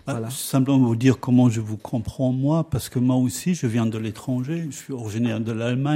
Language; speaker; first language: French; native; French